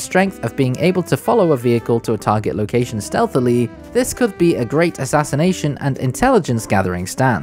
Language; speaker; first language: English; native; English